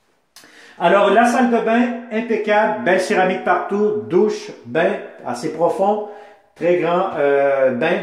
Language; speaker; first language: French; native; French